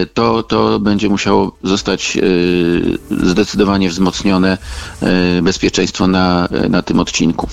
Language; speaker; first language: Polish; native; Polish